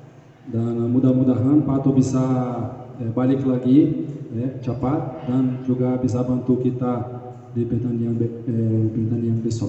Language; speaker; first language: Indonesian; non-native, fluent; Portuguese